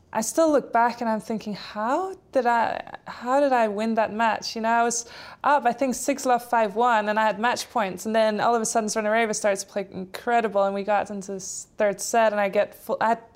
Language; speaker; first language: English; non-native, fluent; Polish